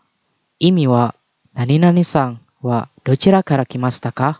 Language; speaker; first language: Japanese; non-native, fluent; Indonesian